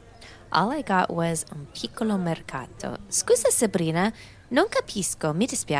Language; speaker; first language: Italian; non-native, learner; English